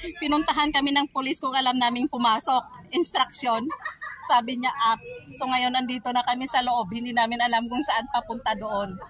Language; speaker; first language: Filipino; native; Filipino